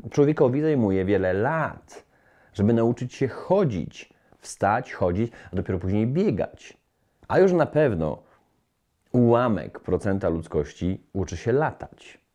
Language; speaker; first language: Polish; native; Polish